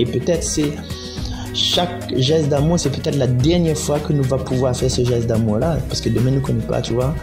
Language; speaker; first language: French; non-native, learner; Réunion Creole French